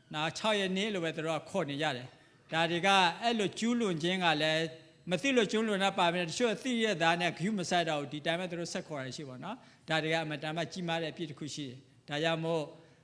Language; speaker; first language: Burmese; non-native, local second language; S'gaw Karen